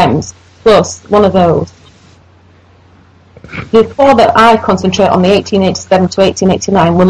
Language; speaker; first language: English; native; English